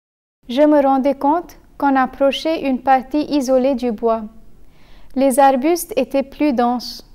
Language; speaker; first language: French; non-native, fluent; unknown